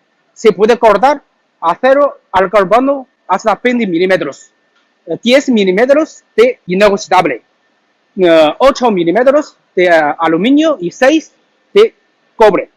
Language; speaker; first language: Spanish; non-native, learner; Chinese